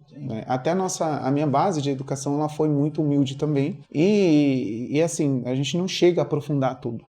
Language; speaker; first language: Portuguese; native; Portuguese